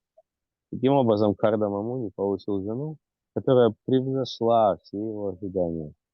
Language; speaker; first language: Russian; native; Russian